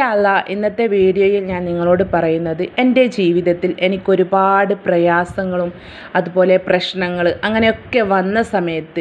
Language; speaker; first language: Malayalam; native; Malayalam